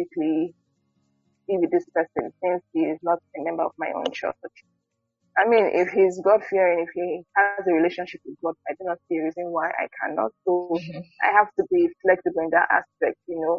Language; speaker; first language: English; non-native, local second language; Igbo